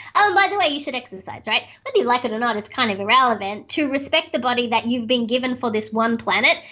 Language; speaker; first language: English; native; English